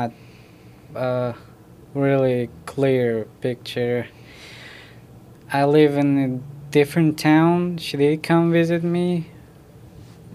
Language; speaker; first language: English; non-native, learner; Ukrainian